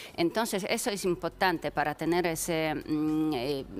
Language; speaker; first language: Spanish; non-native, fluent; Polish